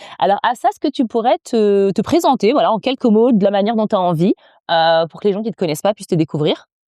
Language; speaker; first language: French; native; French